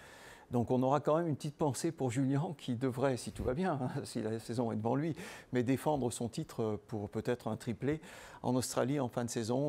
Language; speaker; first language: French; native; French